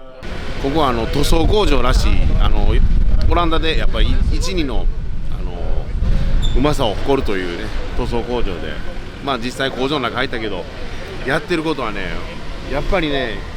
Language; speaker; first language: Japanese; native; Japanese